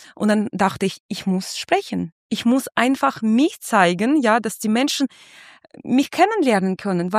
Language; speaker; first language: German; non-native, fluent; Russian